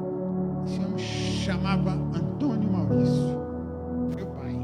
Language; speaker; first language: Portuguese; native; Portuguese